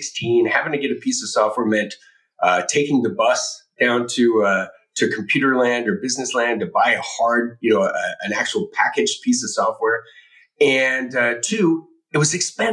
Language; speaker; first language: English; native; English